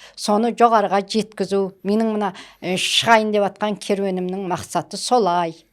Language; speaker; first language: Kazakh; early bilingual, heritage; Kazakh